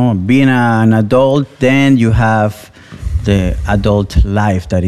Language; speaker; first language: English; non-native, fluent; Spanish